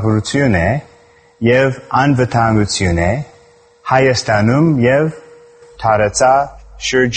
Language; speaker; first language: Armenian; non-native, learner; English